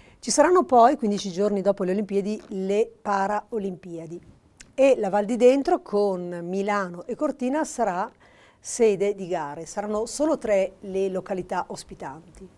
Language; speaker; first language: Italian; native; Italian